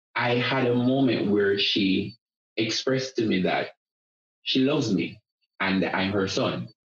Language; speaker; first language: English; non-native, local second language; Jamaican Creole English